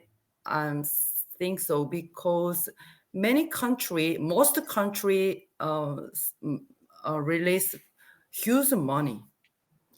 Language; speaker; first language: English; non-native, learner; Korean